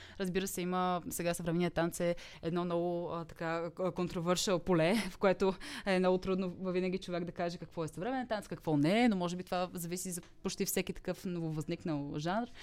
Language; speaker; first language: Bulgarian; native; Bulgarian